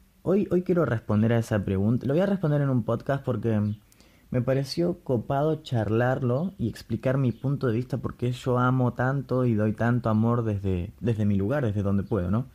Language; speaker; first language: Spanish; native; Spanish